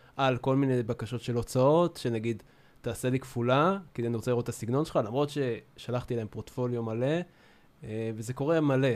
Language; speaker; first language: Hebrew; native; Hebrew